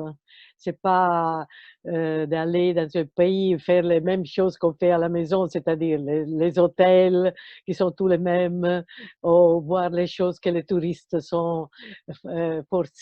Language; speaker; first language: French; non-native, fluent; Italian